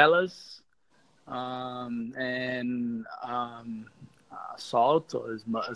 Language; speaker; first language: English; non-native, learner; Portuguese